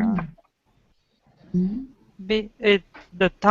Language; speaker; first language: English; non-native, learner; Romanian